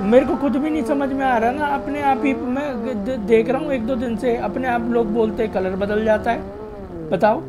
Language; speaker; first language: Hindi; native; Hindi